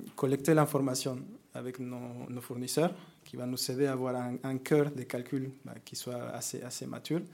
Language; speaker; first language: French; non-native, fluent; Spanish